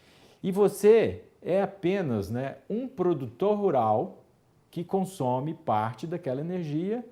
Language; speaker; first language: Portuguese; native; Portuguese